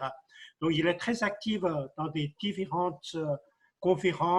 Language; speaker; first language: French; non-native, fluent; Chinese